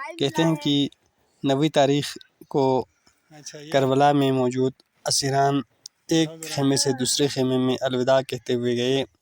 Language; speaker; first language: Urdu; non-native, local second language; Balti